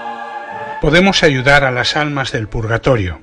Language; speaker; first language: Spanish; native; Spanish